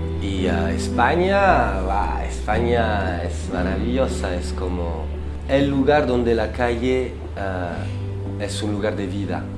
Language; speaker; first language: Spanish; non-native, fluent; French